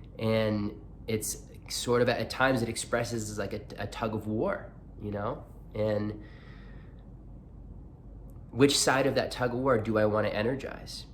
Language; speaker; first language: English; native; English